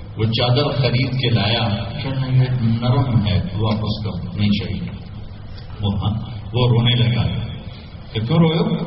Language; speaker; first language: Urdu; non-native, local second language; Punjabi